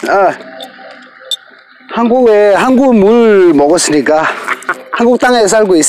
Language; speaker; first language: Korean; non-native, fluent; Tibetan